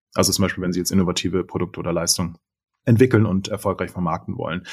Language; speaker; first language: German; native; German